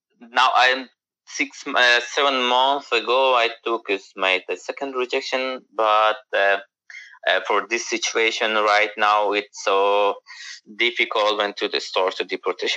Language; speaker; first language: English; non-native, learner; Persian